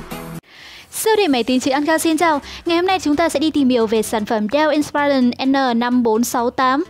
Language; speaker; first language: Vietnamese; native; Vietnamese